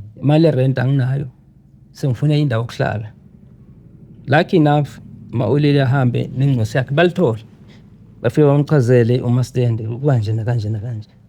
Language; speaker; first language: Zulu; native; Zulu